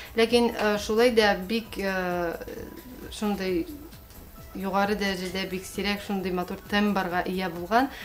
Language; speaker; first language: Tatar; native; Tatar